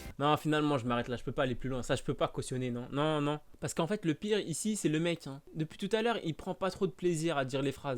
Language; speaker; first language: French; native; French